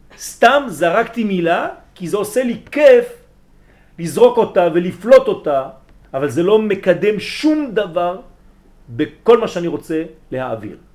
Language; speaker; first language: Hebrew; early bilingual, heritage; Hebrew